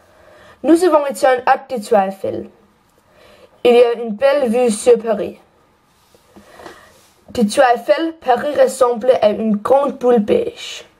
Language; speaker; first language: French; non-native, learner; Danish